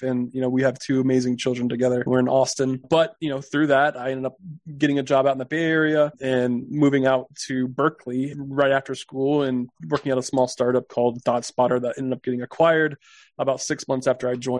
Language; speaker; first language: English; native; English